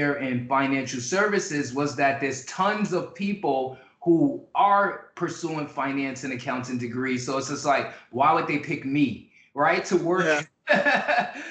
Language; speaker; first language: English; native; English